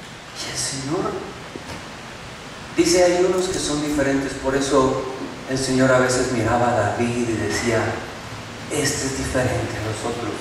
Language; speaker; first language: Spanish; native; Spanish